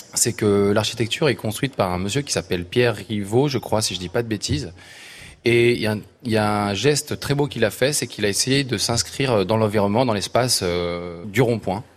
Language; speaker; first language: French; native; French